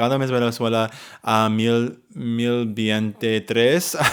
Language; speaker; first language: Spanish; non-native, learner; English